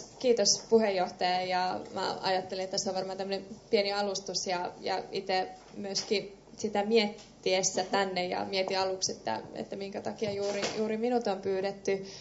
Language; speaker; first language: Finnish; early bilingual, other home language; Persian